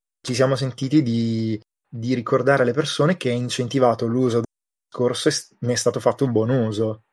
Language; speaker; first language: Italian; native; Italian